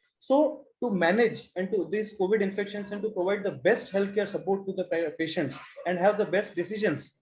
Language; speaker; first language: English; non-native, local second language; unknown